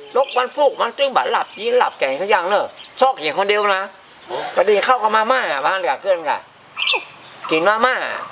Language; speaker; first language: Thai; native; Thai